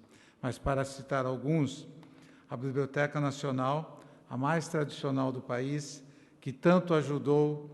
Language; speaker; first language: Portuguese; native; Portuguese